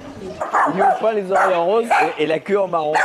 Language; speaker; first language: French; native; French